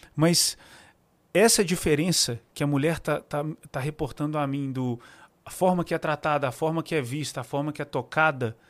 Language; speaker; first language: Portuguese; native; Portuguese